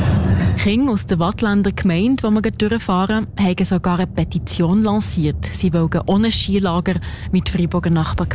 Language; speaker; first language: German; native; German